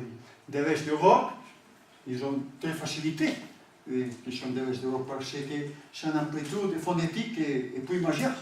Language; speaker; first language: French; non-native, learner; Catalan